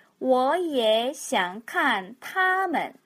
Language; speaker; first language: Chinese; non-native, fluent; Korean